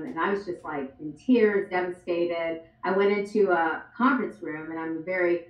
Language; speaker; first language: English; native; English